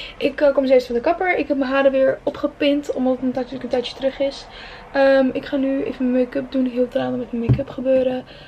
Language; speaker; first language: Dutch; early bilingual, other home language; Arabic